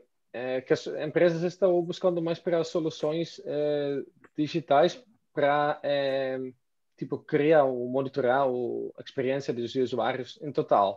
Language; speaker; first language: Portuguese; non-native, fluent; Dutch